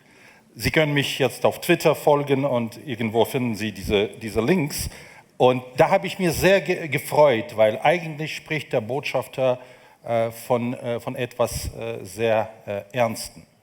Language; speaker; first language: German; non-native, fluent; Ukrainian